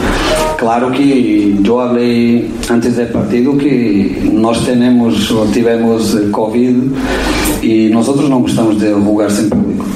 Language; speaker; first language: Portuguese; non-native, learner; Spanish